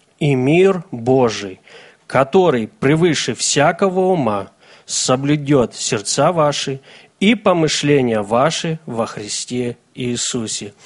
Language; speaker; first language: Russian; native; Russian